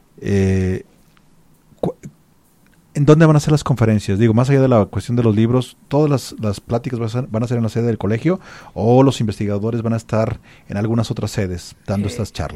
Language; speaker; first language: Spanish; native; Spanish